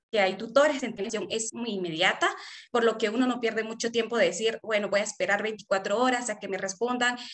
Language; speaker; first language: Spanish; native; Spanish